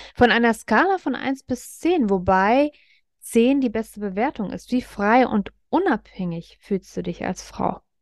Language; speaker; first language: German; native; German